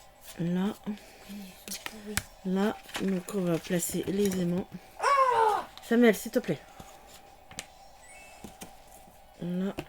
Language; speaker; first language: French; native; French